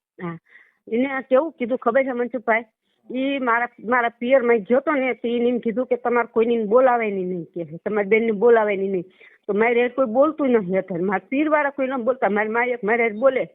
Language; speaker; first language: Gujarati; native; Gujarati